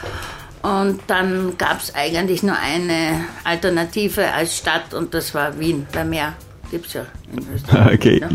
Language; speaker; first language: German; early bilingual, heritage; German